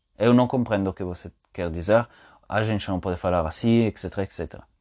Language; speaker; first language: Portuguese; non-native, fluent; Italian